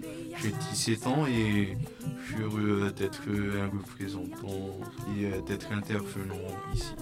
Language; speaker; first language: French; non-native, local second language; Malagasy